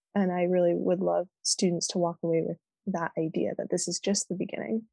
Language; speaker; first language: English; native; English